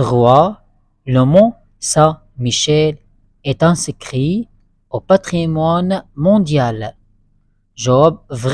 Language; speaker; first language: French; non-native, fluent; Arabic